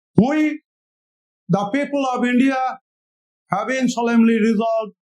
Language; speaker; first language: English; non-native, local second language; Bangla